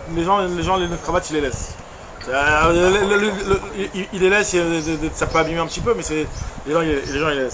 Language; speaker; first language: French; native; French